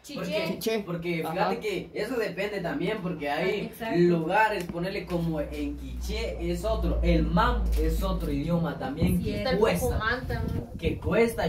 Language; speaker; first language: Spanish; native; Spanish